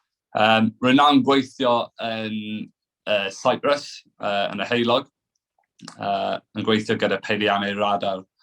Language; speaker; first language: Welsh; non-native, local second language; English